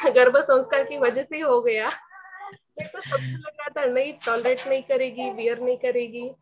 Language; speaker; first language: Hindi; non-native, local second language; Marathi